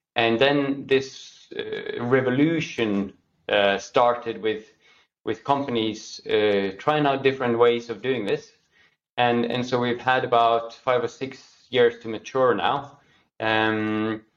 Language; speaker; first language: English; non-native, fluent; Norwegian